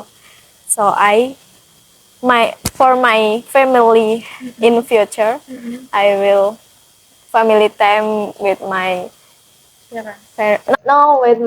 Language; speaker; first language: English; non-native, learner; Indonesian